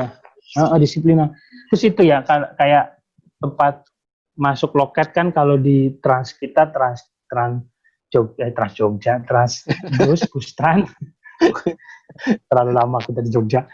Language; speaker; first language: Indonesian; native; Indonesian